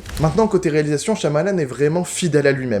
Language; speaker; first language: French; native; French